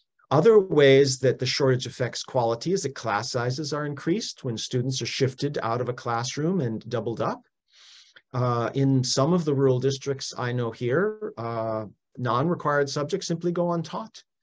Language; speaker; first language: English; native; English